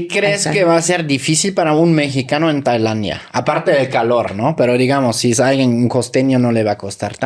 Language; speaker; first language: Spanish; native; Spanish